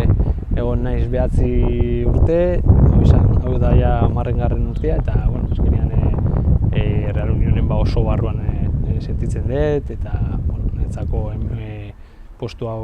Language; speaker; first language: Basque; non-native, local second language; Spanish